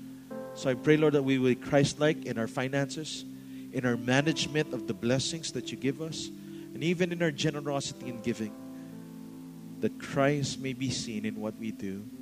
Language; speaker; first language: English; non-native, local second language; Filipino